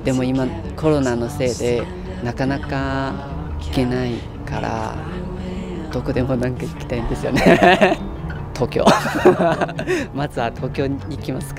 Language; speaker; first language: Japanese; non-native, learner; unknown